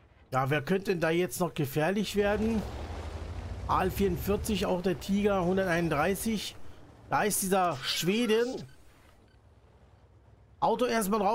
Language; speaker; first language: German; native; German